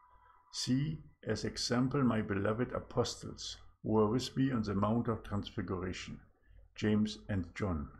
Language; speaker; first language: English; non-native, fluent; German